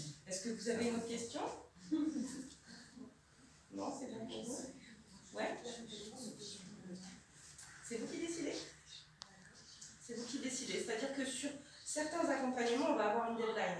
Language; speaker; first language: French; native; French